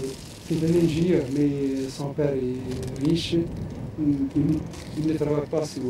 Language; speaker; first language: French; non-native, local second language; Arabic